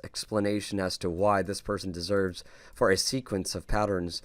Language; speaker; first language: English; native; English